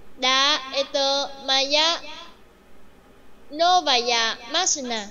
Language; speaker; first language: Russian; non-native, learner; Vietnamese